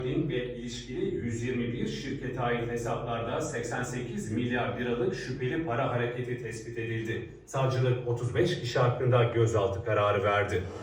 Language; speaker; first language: Turkish; native; Turkish